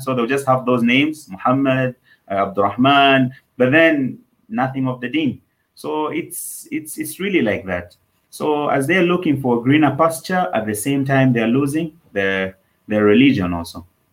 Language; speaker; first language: English; non-native, local second language; Nyanja